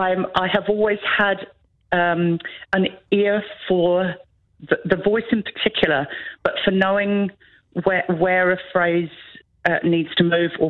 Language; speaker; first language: English; native; English